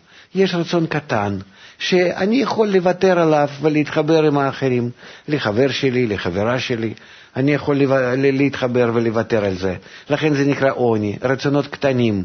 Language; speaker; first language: Hebrew; non-native, fluent; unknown